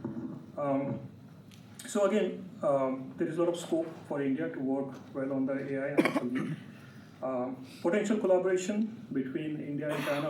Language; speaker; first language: English; non-native, local second language; Bangla